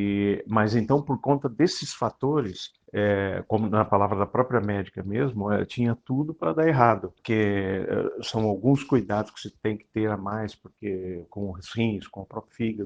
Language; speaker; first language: Portuguese; native; Portuguese